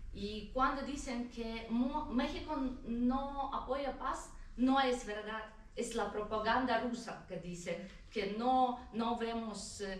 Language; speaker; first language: Spanish; non-native, fluent; Ukrainian